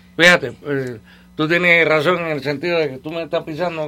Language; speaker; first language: Spanish; native; Spanish